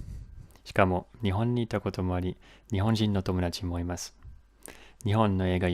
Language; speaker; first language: Japanese; non-native, fluent; French